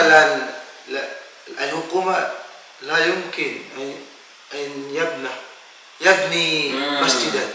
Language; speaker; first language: Arabic; non-native, fluent; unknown